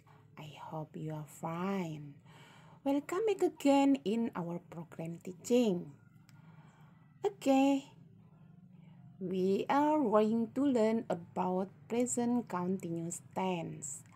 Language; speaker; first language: English; non-native, learner; Indonesian